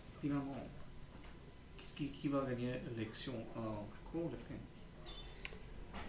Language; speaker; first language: French; non-native, learner; English